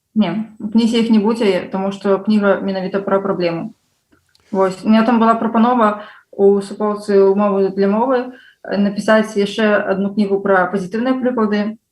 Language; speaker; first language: Belarusian; non-native, local second language; Russian